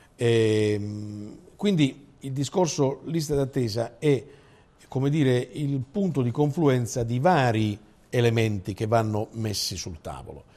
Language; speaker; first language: Italian; native; Italian